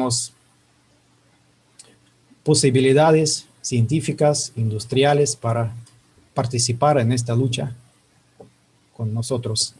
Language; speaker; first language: Spanish; non-native, fluent; Russian